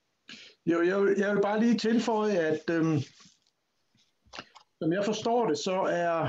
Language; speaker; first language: Danish; native; Danish